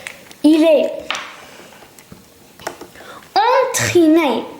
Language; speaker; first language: French; non-native, local second language; Arabic